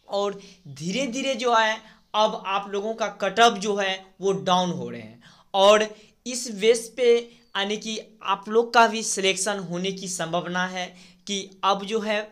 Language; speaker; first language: Hindi; native; Hindi